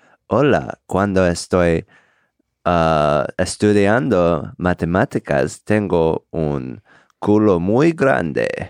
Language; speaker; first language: Spanish; non-native, learner; Korean